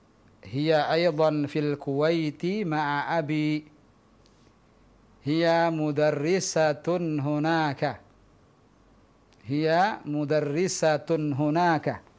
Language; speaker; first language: Arabic; non-native, fluent; Indonesian